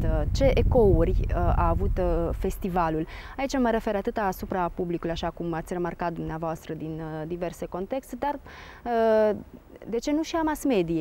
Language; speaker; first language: Romanian; native; Romanian